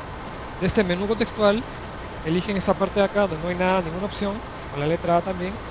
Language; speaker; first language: Spanish; native; Spanish